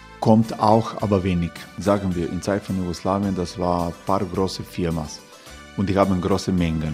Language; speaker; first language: German; non-native, learner; Croatian